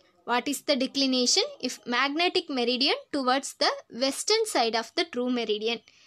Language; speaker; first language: English; non-native, local second language; Tamil